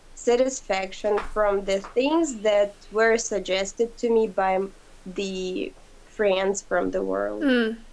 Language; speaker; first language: English; non-native, fluent; Ukrainian